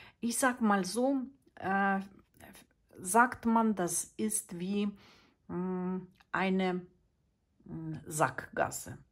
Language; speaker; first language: German; non-native, fluent; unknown